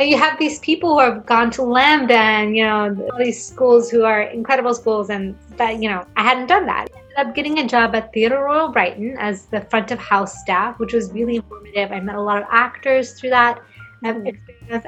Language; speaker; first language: English; non-native, fluent; Swedish